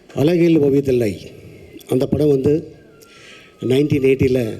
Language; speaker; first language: Tamil; non-native, local second language; Telugu